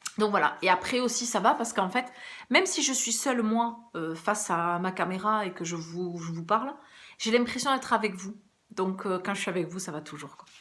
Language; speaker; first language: French; early bilingual, other home language; Portuguese